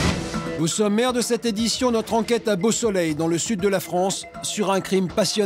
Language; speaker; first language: French; native; French